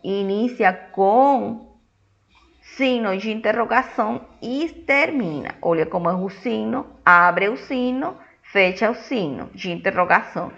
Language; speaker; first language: Portuguese; non-native, fluent; Spanish